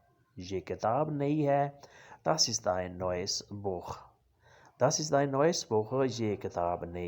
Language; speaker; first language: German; non-native, learner; Urdu